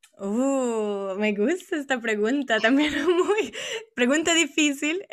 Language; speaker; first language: Spanish; non-native, fluent; Italian